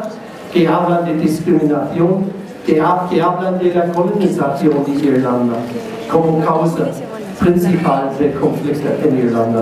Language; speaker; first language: Spanish; non-native, learner; English